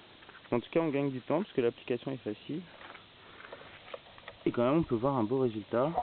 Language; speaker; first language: French; native; French